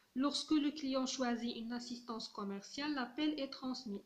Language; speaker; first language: French; non-native, local second language; Arabic